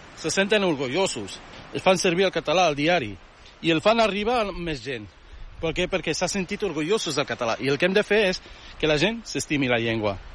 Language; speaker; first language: Catalan; early bilingual, other home language; Arabic